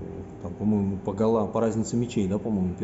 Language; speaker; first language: Russian; native; Russian